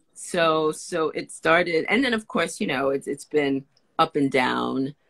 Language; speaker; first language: English; native; English